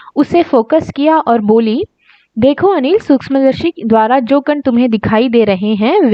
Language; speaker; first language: Hindi; non-native, local second language; Tamil